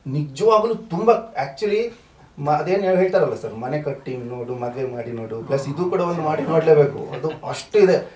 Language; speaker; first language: Kannada; non-native, local second language; Tulu